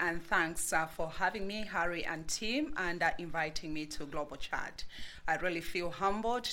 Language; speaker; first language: English; non-native, local second language; Bemba